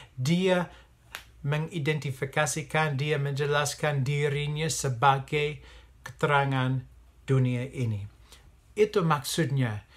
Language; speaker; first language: Indonesian; non-native, fluent; English